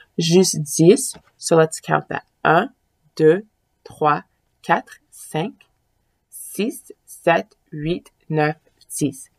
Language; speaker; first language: English; early bilingual, other home language; French